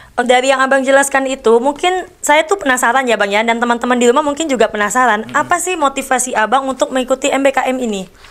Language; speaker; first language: Indonesian; native; Indonesian